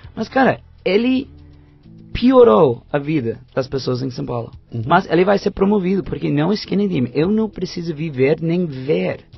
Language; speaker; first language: Portuguese; non-native, fluent; English